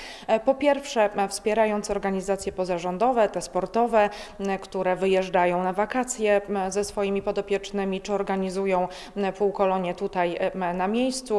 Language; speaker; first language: Polish; native; Polish